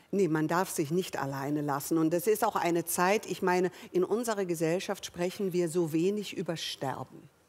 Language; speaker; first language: German; early bilingual, other home language; English